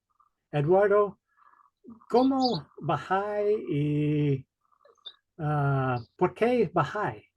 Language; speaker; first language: Spanish; non-native, learner; English